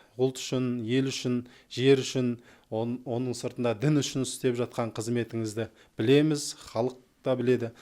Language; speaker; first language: Kazakh; native; Kazakh